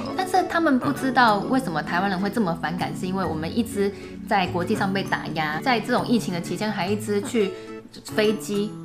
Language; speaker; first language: Chinese; native; Chinese